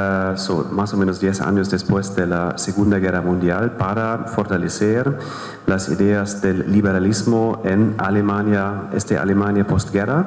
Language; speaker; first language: Spanish; non-native, fluent; German